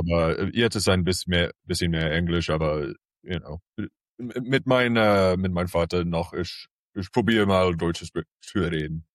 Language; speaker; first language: German; early bilingual, heritage; English